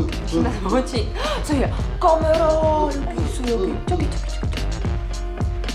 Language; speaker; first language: Korean; non-native, learner; Czech